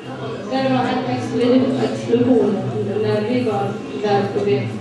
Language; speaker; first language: Swedish; non-native, fluent; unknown